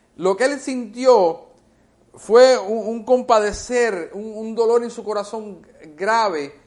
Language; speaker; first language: Spanish; early bilingual, heritage; Spanish